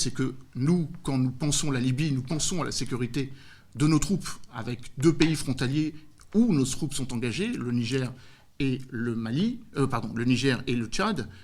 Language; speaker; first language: French; native; French